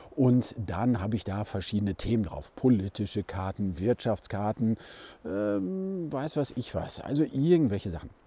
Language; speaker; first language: German; native; German